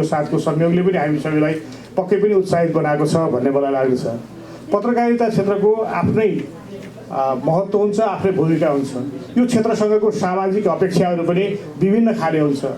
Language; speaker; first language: Nepali; native; Nepali